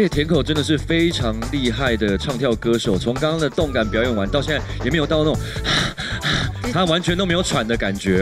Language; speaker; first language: Chinese; native; Chinese